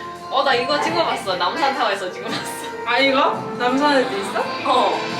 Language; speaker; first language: Korean; non-native, learner; English